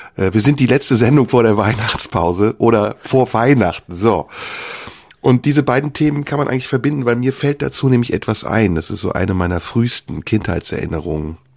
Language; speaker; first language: German; early bilingual, other home language; Turkish